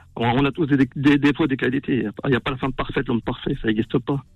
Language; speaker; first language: French; native; French